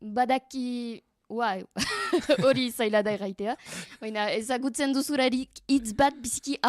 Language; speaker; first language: Basque; non-native, learner; French